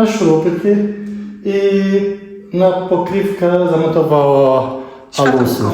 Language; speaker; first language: Polish; non-native, learner; Portuguese